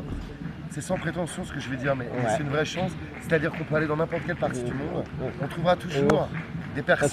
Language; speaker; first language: French; native; French